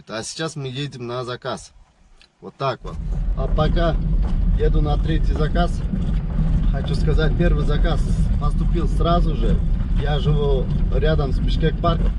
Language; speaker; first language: Russian; non-native, local second language; Kyrgyz